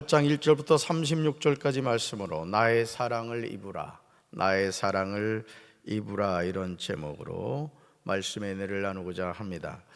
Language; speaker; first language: Korean; native; Korean